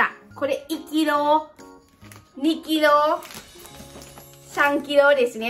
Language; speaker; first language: Japanese; non-native, learner; Lao